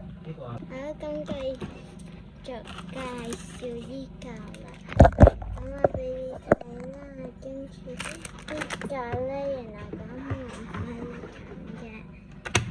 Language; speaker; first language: Cantonese; native; Cantonese